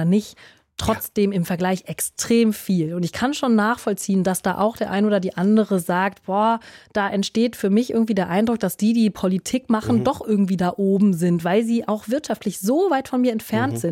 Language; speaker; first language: German; native; German